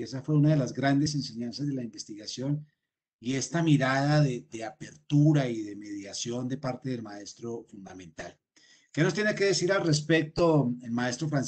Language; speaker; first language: Spanish; native; Spanish